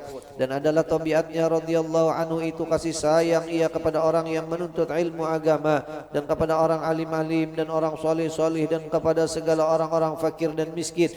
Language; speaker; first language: Indonesian; non-native, local second language; Banjar